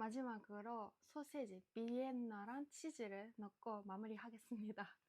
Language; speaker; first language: Korean; non-native, fluent; Japanese